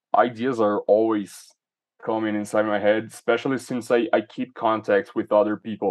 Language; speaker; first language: English; non-native, fluent; Portuguese